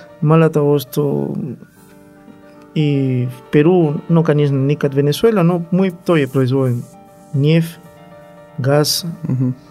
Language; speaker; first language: Russian; non-native, learner; Spanish